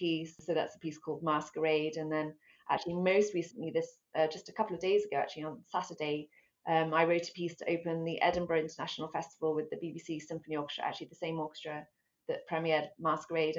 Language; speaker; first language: English; native; English